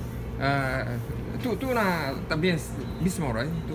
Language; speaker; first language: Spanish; non-native, learner; Korean